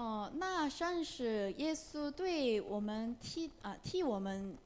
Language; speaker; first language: Chinese; non-native, learner; Korean